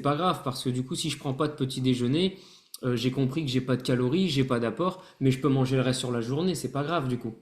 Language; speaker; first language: French; native; French